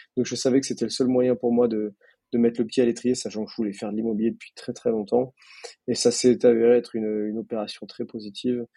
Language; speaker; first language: French; native; French